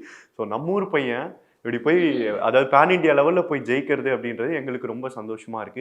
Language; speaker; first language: Tamil; native; Tamil